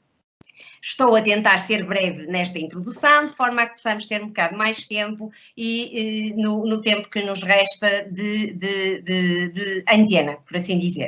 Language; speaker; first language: Portuguese; native; Portuguese